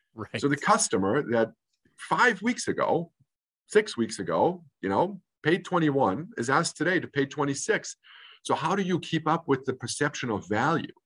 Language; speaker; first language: English; early bilingual, other home language; German